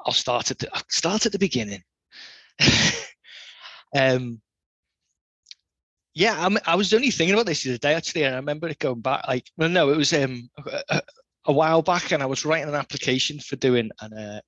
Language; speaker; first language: English; native; English